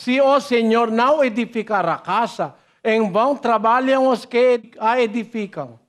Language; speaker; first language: Portuguese; non-native, learner; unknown